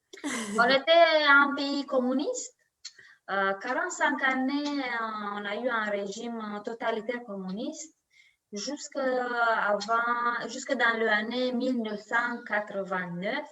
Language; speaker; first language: French; non-native, learner; Romanian